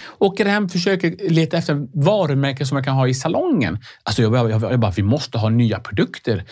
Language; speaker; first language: Swedish; early bilingual, other home language; Arabic